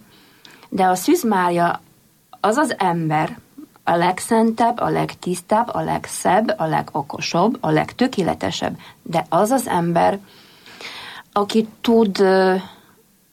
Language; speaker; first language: Hungarian; non-native, fluent; Polish